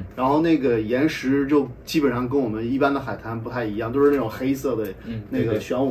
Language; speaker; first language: Chinese; native; Chinese